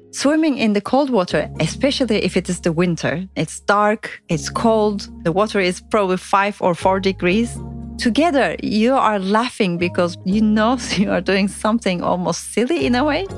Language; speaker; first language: English; non-native, fluent; Turkish